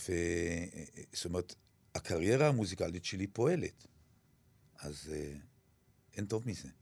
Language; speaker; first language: Hebrew; early bilingual, other home language; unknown